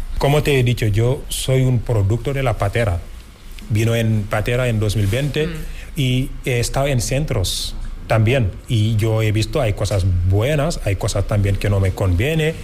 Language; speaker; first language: Spanish; non-native, fluent; Wolof